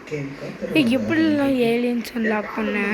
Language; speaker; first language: Tamil; native; Tamil